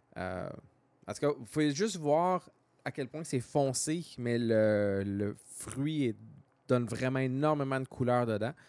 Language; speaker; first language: French; native; French